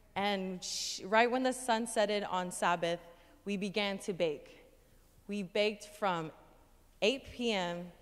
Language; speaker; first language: English; native; English